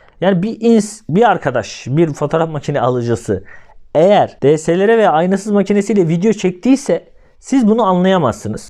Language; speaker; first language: Turkish; native; Turkish